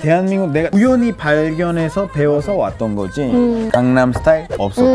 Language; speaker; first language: Korean; non-native, fluent; Spanish